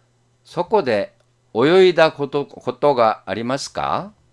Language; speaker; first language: Japanese; non-native, fluent; Korean